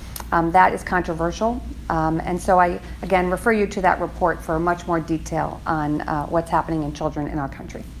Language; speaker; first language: English; native; English